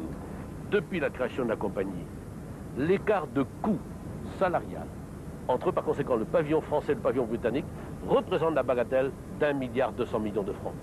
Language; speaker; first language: French; native; French